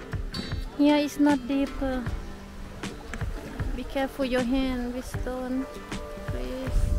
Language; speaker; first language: English; non-native, learner; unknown